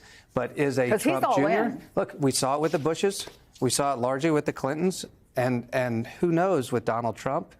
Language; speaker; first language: English; native; English